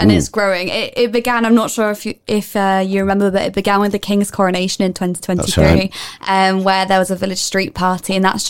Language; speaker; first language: English; native; English